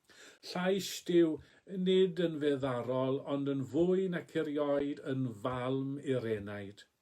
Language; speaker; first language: Welsh; native; Welsh